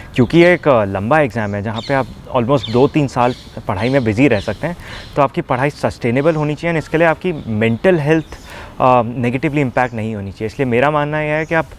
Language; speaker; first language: Hindi; native; Hindi